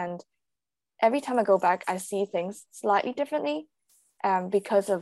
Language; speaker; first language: English; non-native, local second language; Cantonese